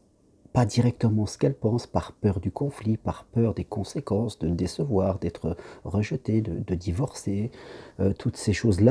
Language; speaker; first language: French; native; French